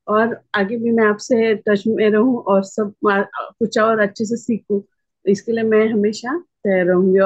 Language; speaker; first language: Hindi; non-native, local second language; Marathi